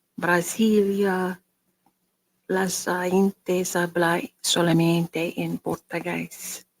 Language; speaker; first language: Spanish; non-native, learner; English